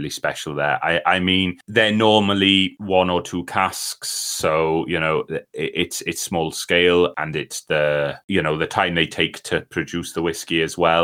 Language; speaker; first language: English; native; English